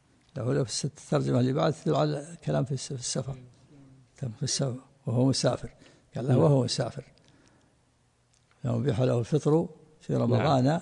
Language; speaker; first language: Arabic; native; Arabic